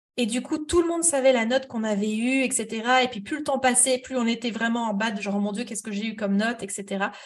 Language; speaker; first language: French; native; French